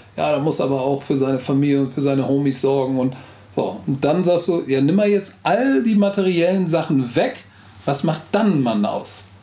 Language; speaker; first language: German; native; German